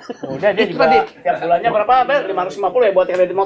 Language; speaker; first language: Indonesian; native; Indonesian